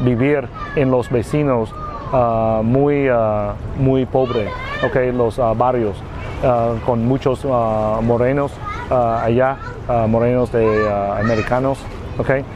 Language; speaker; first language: Spanish; non-native, learner; Vietnamese